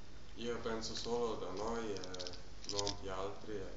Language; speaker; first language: Italian; non-native, learner; German